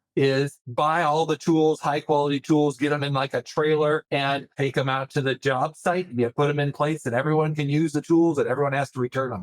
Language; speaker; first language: English; native; English